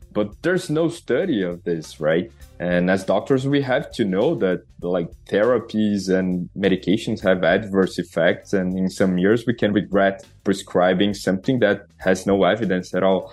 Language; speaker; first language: English; non-native, fluent; Portuguese